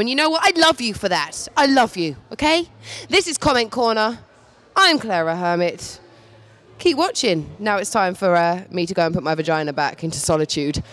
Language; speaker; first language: English; native; English